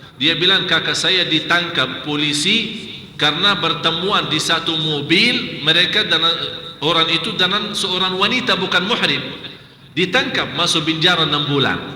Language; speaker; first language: Malay; non-native, fluent; Arabic